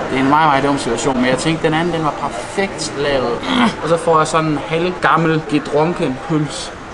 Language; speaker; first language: Danish; early bilingual, other home language; Polish